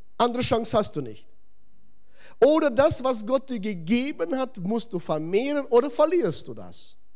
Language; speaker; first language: German; non-native, fluent; Russian